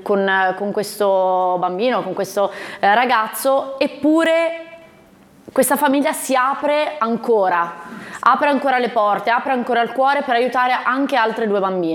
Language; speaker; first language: Italian; native; Italian